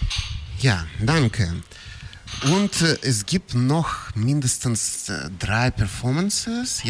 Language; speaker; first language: German; non-native, fluent; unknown